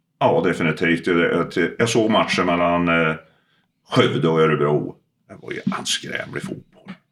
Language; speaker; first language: Swedish; early bilingual, other home language; Finnish